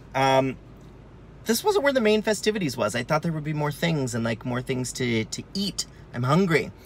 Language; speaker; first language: English; native; English